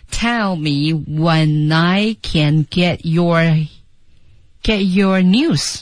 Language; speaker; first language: English; non-native, fluent; Chinese